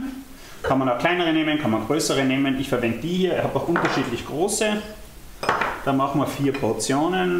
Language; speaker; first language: German; native; German